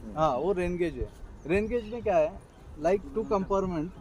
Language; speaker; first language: Hindi; non-native, local second language; Marathi